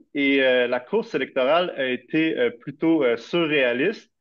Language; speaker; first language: French; native; French